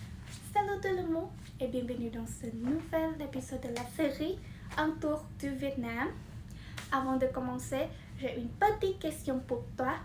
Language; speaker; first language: French; non-native, fluent; Vietnamese